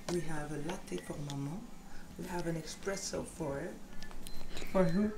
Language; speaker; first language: English; non-native, learner; French